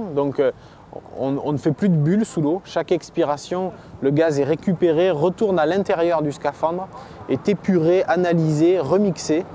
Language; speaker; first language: French; native; French